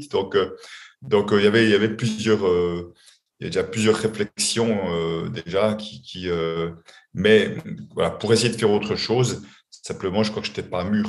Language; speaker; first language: French; native; French